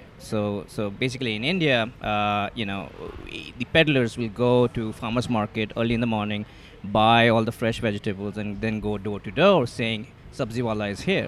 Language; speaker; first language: English; non-native, local second language; Hindi